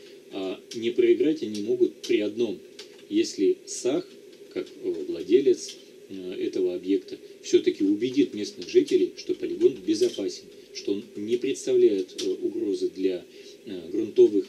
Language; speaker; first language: Russian; native; Russian